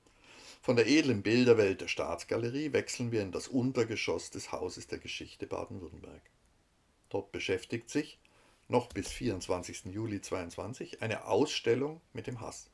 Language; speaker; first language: German; native; German